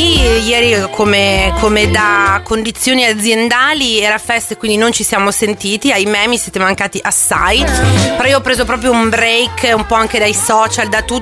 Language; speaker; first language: Italian; native; Italian